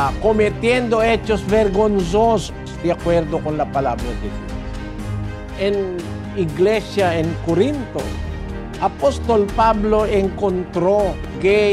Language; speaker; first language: Spanish; non-native, learner; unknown